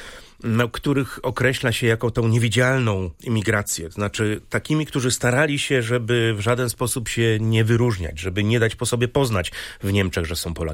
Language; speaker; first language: Polish; native; Polish